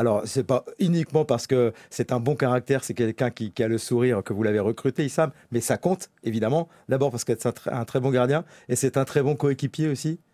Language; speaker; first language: French; native; French